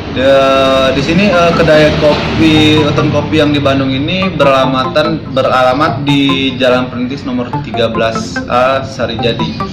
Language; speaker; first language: Indonesian; non-native, local second language; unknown